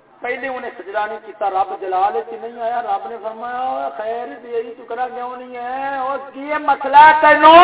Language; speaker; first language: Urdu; non-native, local second language; Punjabi